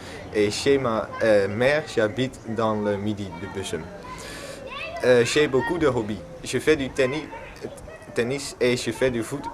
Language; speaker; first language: French; non-native, learner; Dutch